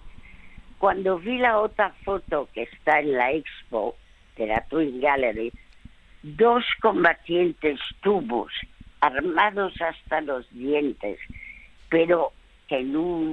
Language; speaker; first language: Spanish; early bilingual, other home language; French